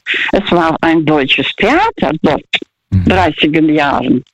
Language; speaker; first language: German; non-native, learner; Russian